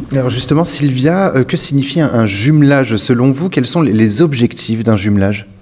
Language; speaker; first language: French; native; French